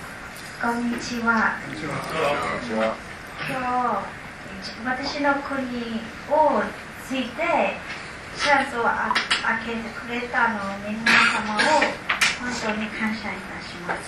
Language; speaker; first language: Japanese; non-native, learner; Burmese